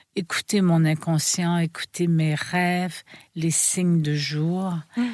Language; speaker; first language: French; native; French